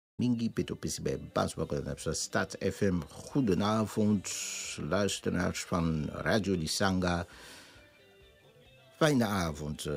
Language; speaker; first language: Dutch; non-native, fluent; Lingala